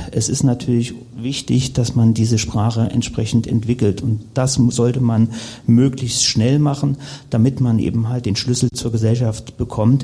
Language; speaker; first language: German; native; German